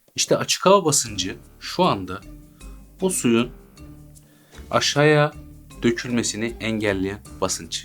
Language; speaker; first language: Turkish; native; Turkish